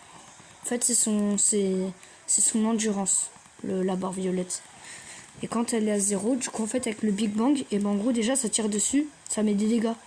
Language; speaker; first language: French; native; French